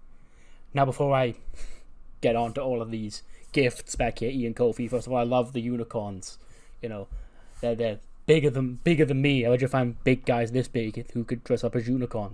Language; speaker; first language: English; native; English